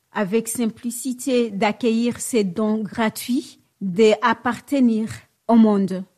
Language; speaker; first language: French; non-native, local second language; Swahili